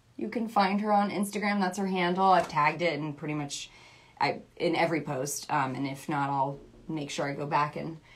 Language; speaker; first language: English; native; English